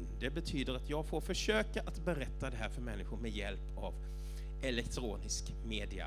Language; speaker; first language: Swedish; native; Swedish